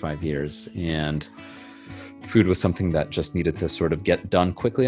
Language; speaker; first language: English; native; English